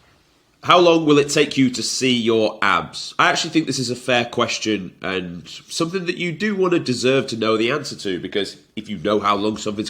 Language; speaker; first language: English; native; English